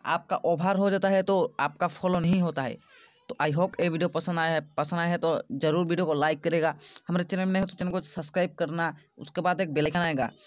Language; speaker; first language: Hindi; non-native, local second language; Odia